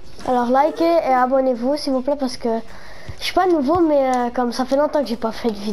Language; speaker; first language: French; native; French